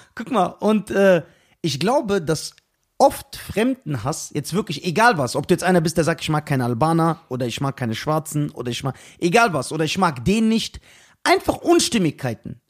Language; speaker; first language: German; early bilingual, other home language; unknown